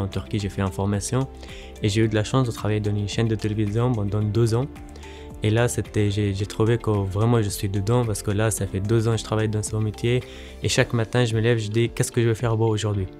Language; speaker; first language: French; non-native, learner; Arabic